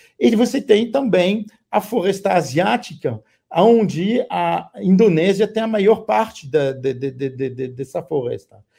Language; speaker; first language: Portuguese; non-native, fluent; French